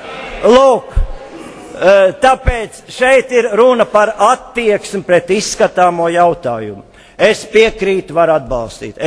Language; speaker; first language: Latvian; native; Latvian